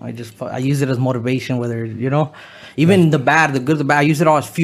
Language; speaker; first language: English; early bilingual, other home language; Spanish